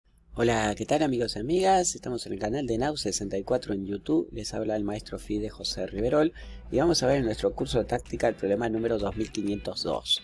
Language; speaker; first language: Spanish; native; Spanish